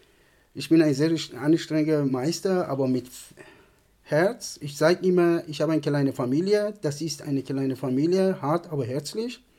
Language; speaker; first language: German; non-native, fluent; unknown